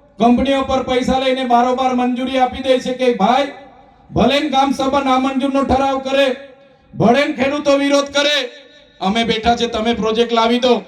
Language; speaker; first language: Gujarati; non-native, local second language; Vasavi